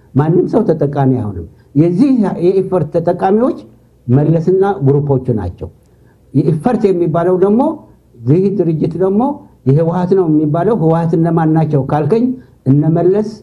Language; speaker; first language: Amharic; non-native, local second language; Tigrinya